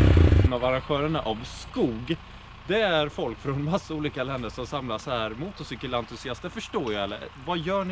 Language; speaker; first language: Swedish; native; Swedish